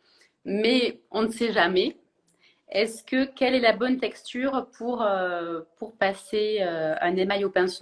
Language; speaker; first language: French; native; French